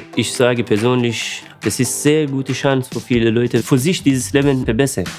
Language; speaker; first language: German; non-native, learner; Persian